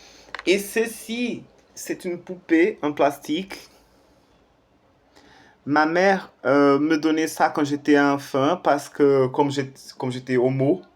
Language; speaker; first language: French; non-native, fluent; Portuguese